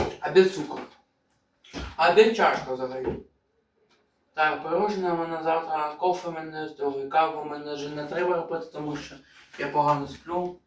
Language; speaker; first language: Ukrainian; non-native, local second language; Russian